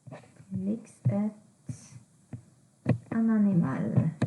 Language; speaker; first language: French; non-native, learner; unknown